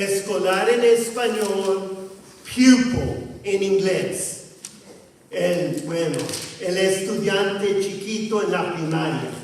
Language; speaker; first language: Spanish; non-native, fluent; English